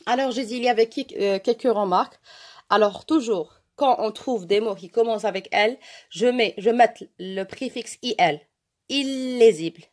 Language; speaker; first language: French; non-native, local second language; Arabic